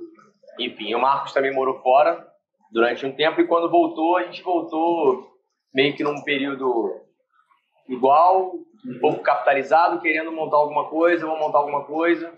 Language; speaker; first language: Portuguese; native; Portuguese